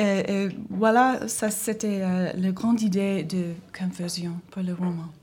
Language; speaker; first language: French; non-native, learner; English